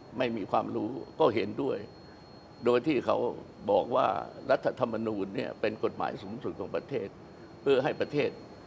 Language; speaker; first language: Thai; native; Thai